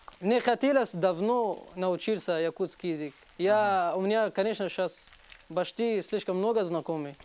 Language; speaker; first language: Russian; non-native, learner; Arabic